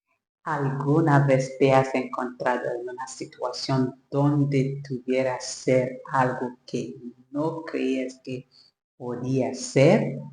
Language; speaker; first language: Spanish; non-native, learner; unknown